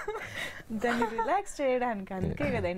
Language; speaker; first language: Telugu; native; Telugu